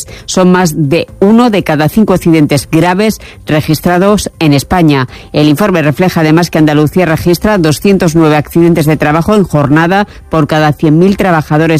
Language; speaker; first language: Spanish; native; Spanish